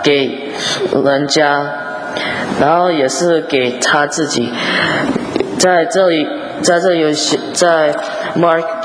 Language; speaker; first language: Chinese; early bilingual, heritage; English